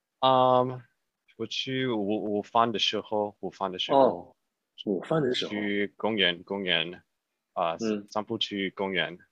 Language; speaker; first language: Chinese; non-native, learner; English